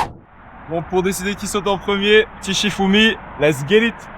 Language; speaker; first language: French; native; French